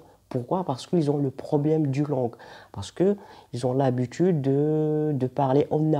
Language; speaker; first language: French; non-native, local second language; Arabic